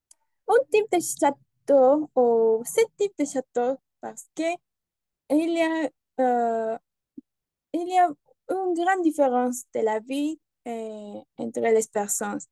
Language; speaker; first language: French; non-native, learner; Spanish